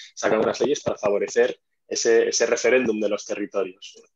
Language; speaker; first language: Spanish; non-native, fluent; Arabic